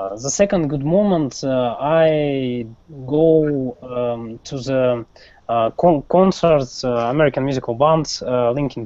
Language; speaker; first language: English; non-native, learner; Russian